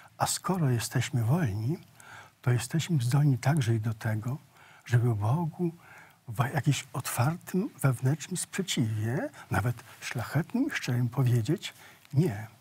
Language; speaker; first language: Polish; native; Polish